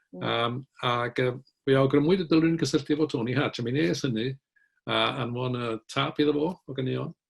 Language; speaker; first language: Welsh; native; Welsh